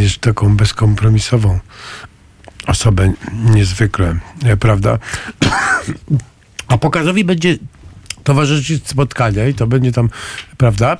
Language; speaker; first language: Polish; native; Polish